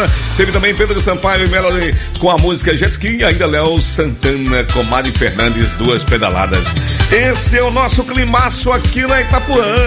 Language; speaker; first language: Portuguese; native; Portuguese